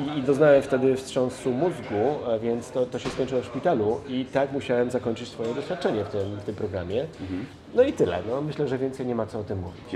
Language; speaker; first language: Polish; early bilingual, other home language; Spanish